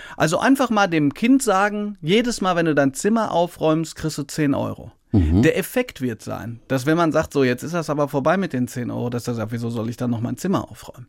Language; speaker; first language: German; native; German